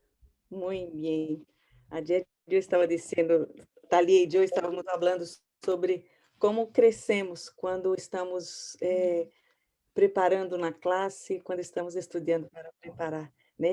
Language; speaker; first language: Portuguese; non-native, learner; Spanish